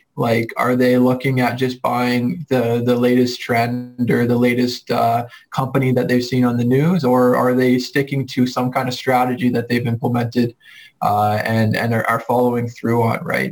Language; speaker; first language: English; native; English